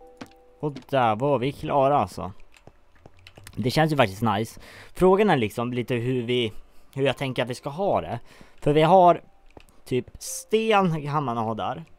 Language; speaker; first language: Swedish; native; Swedish